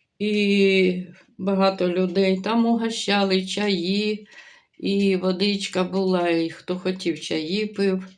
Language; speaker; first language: Ukrainian; native; Ukrainian